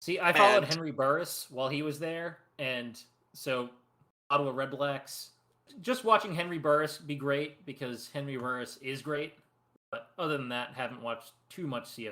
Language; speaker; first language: English; native; English